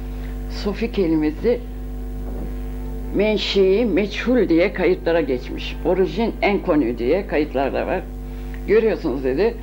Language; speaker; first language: Turkish; native; Turkish